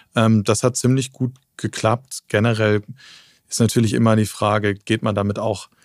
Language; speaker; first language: German; native; German